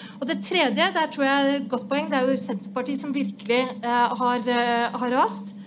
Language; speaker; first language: Norwegian; native; Norwegian